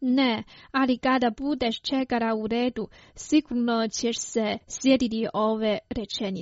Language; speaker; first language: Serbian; non-native, fluent; Chinese